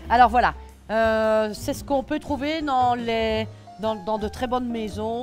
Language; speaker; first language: French; native; French